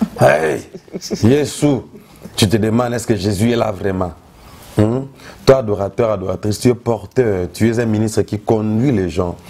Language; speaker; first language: French; non-native, local second language; Lingala